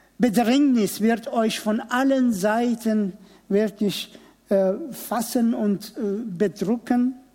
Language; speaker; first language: German; non-native, fluent; Persian